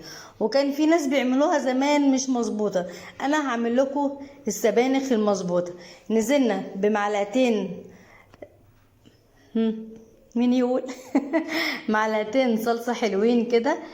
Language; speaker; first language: Arabic; native; Arabic